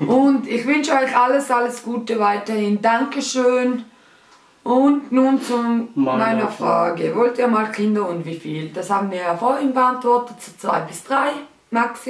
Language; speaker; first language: German; early bilingual, other home language; Albanian